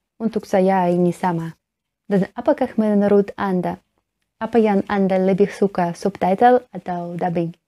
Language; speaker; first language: Indonesian; non-native, learner; Russian